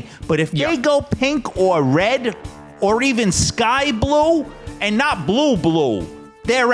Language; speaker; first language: English; native; English